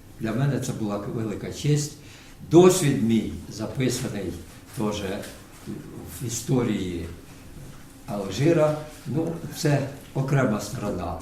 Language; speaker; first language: Ukrainian; non-native, local second language; Russian